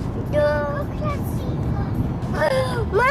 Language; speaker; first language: Russian; early bilingual, heritage; Russian